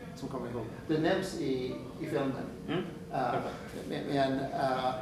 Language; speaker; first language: Swedish; non-native, fluent; English